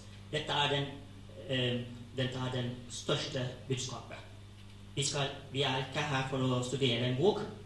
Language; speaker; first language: Norwegian; non-native, fluent; Tigrinya